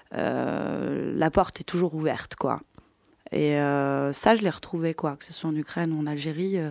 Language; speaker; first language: French; early bilingual, other home language; Arabic